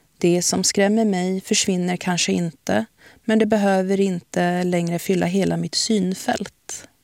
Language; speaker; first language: Swedish; early bilingual, other home language; Arabic